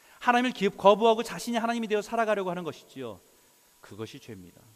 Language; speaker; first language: Korean; native; Korean